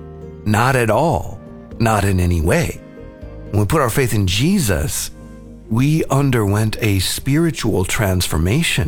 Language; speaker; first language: English; native; English